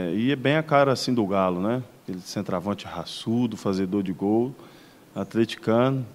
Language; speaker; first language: Portuguese; native; Portuguese